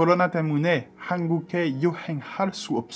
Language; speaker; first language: Korean; non-native, fluent; French